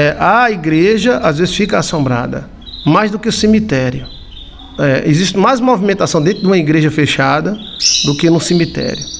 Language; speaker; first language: Portuguese; native; Portuguese